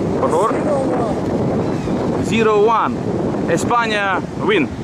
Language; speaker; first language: Spanish; non-native, learner; Ukrainian